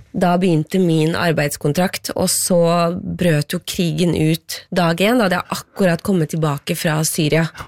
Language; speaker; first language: Norwegian; early bilingual, other home language; Persian